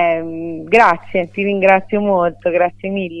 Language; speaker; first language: Italian; native; Italian